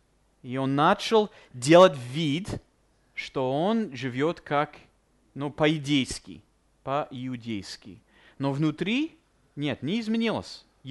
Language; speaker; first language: Russian; non-native, fluent; English